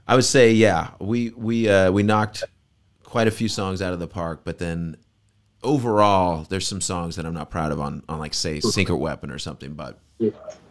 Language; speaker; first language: English; native; English